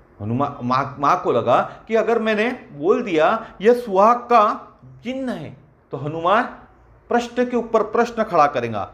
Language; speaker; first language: Hindi; non-native, local second language; Marathi